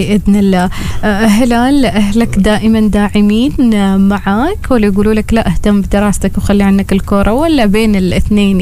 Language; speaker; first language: Arabic; native; Arabic